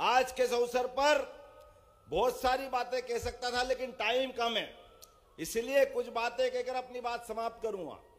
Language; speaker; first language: Hindi; native; Hindi